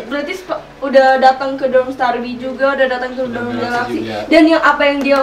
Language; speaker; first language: Indonesian; native; Indonesian